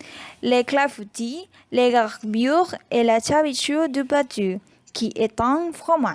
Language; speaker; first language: French; non-native, learner; Spanish